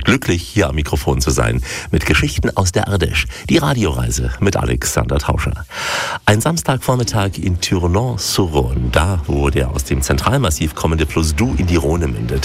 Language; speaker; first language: German; native; German